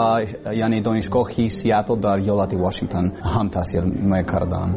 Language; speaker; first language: Persian; non-native, learner; English